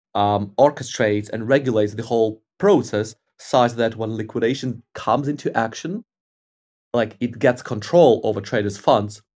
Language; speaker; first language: English; non-native, fluent; Ukrainian